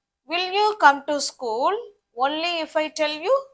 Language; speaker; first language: English; non-native, local second language; Tamil